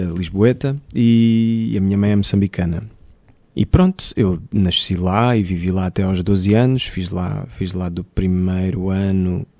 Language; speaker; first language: Portuguese; native; Portuguese